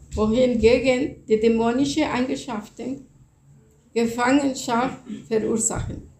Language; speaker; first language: German; non-native, fluent; Spanish